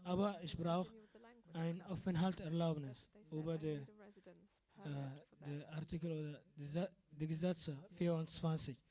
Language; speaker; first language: German; non-native, learner; Arabic